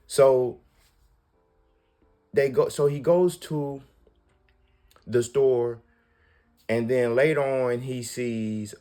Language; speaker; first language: English; native; English